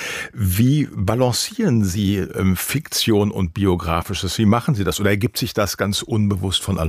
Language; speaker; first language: German; native; German